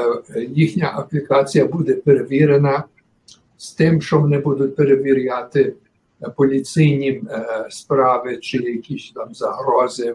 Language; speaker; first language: Ukrainian; early bilingual, heritage; Ukrainian